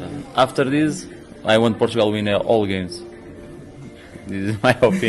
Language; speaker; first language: English; non-native, learner; Portuguese